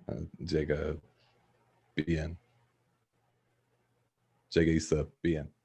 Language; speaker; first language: Chinese; non-native, learner; English